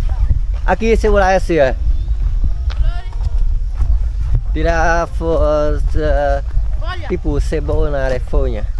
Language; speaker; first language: Portuguese; non-native, learner; Vietnamese